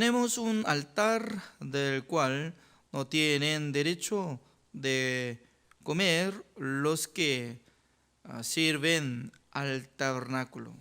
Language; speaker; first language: Spanish; non-native, fluent; Korean